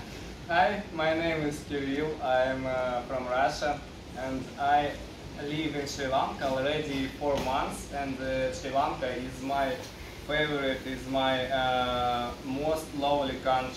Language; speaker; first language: English; non-native, learner; Russian